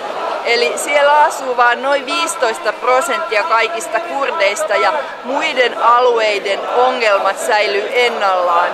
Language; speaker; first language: Finnish; native; Finnish